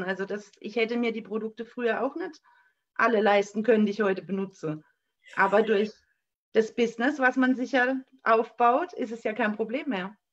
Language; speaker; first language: German; native; German